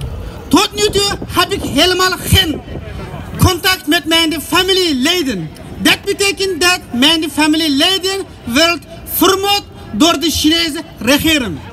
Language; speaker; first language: Dutch; non-native, learner; Uyghur